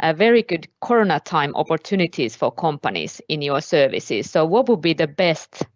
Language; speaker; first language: English; non-native, fluent; Finnish